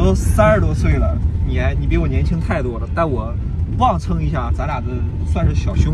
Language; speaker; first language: Chinese; native; Chinese